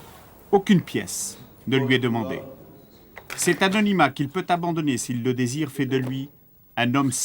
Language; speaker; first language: French; native; French